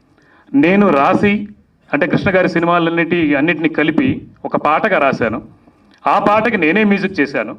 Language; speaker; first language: Telugu; native; Telugu